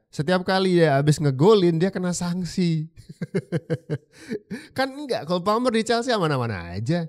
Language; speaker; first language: Indonesian; native; Indonesian